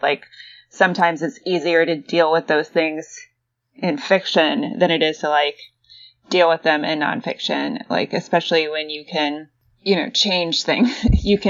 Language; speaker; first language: English; native; English